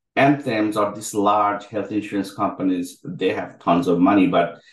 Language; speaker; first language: English; non-native, local second language; Bangla